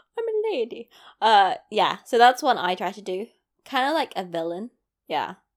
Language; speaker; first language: English; native; English